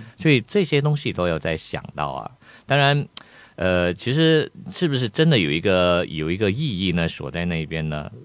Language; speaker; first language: Chinese; native; Chinese